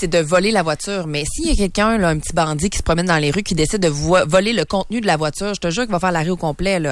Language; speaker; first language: French; native; French